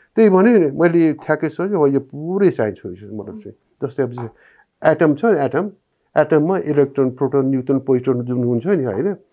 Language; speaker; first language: Nepali; non-native, local second language; Newari